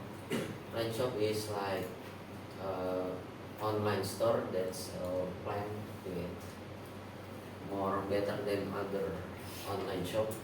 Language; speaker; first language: English; non-native, learner; Indonesian